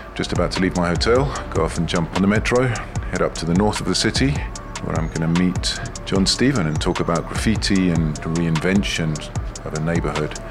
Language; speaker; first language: English; native; English